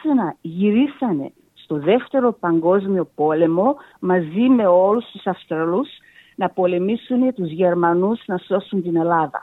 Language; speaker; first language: Greek; early bilingual, heritage; Greek